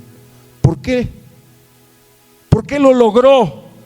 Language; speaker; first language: Spanish; native; Spanish